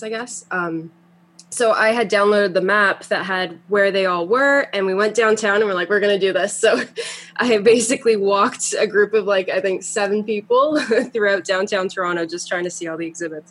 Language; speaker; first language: English; native; English